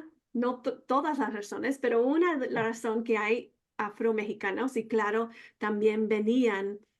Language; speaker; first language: Spanish; non-native, fluent; English